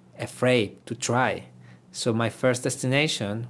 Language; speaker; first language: English; non-native, fluent; Spanish